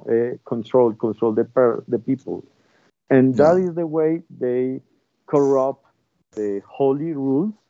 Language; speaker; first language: English; non-native, learner; Spanish